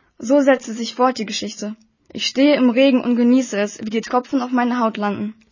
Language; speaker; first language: German; early bilingual, other home language; Russian